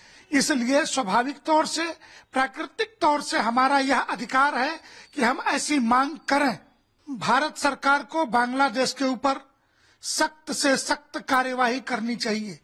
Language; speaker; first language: Hindi; native; Hindi